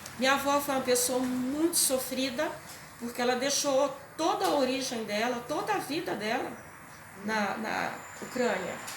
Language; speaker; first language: Portuguese; native; Portuguese